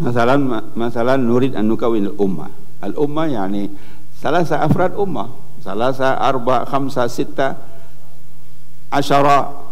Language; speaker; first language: Arabic; non-native, fluent; Indonesian